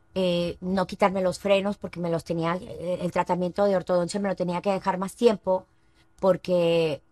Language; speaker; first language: Spanish; native; Spanish